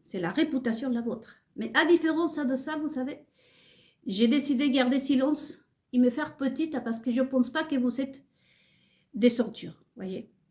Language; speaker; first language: French; non-native, fluent; Spanish